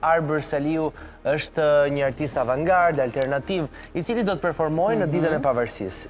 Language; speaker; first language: Albanian; native; Albanian